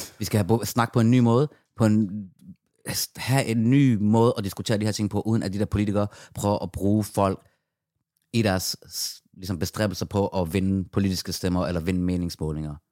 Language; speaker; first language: Danish; early bilingual, other home language; Persian